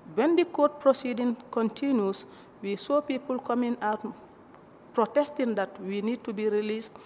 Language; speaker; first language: English; non-native, local second language; Mandingo